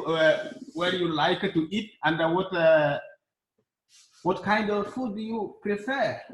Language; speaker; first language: English; non-native, learner; Arabic